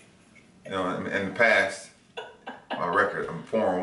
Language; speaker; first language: English; native; English